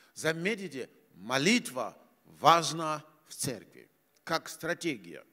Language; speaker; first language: Russian; non-native, fluent; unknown